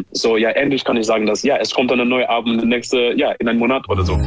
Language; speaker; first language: German; non-native, learner; English